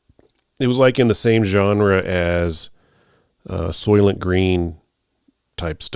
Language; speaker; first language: English; native; English